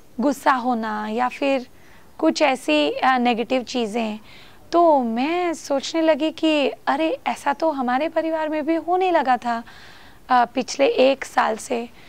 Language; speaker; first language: Hindi; non-native, local second language; Marathi